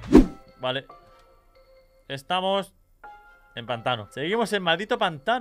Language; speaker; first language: Spanish; native; Spanish